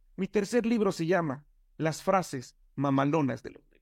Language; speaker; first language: Spanish; native; Spanish